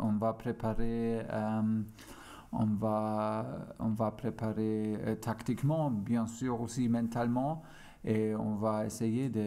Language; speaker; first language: French; non-native, fluent; German